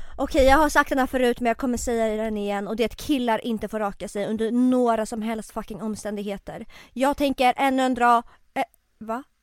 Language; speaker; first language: Swedish; early bilingual, other home language; Serbian